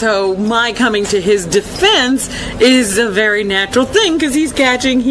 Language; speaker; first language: English; native; English